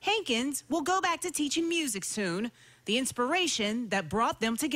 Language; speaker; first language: English; native; English